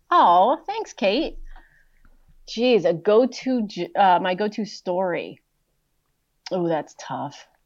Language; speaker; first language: English; native; English